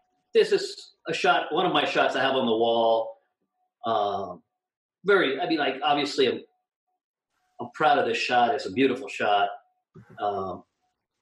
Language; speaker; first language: English; non-native, fluent; Spanish